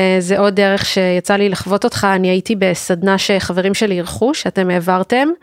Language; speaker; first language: Hebrew; native; Hebrew